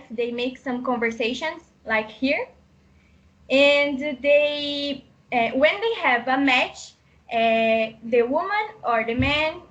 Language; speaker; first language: English; non-native, learner; Portuguese